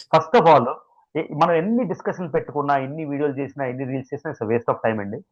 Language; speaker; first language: Telugu; native; Telugu